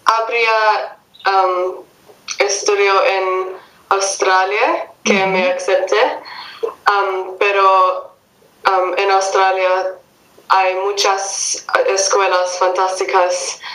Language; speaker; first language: Spanish; non-native, learner; English